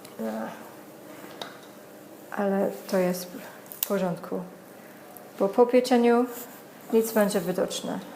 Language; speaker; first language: Polish; non-native, learner; English